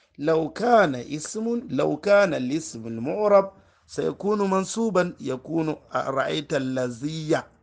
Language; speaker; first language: Arabic; non-native, fluent; Hausa